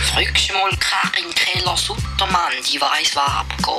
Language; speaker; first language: German; native; German